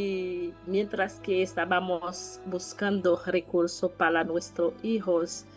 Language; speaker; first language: Spanish; non-native, learner; Haitian Creole